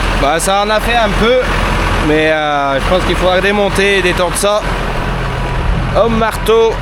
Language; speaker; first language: French; native; French